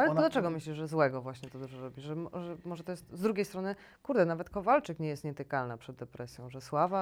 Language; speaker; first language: Polish; native; Polish